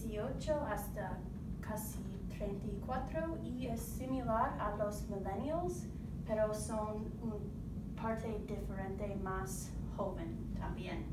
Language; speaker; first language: Spanish; non-native, learner; English